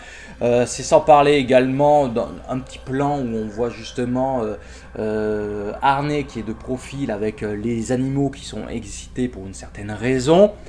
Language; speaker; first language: French; native; French